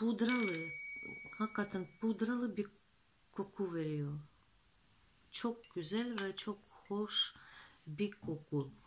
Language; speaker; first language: Turkish; non-native, fluent; Russian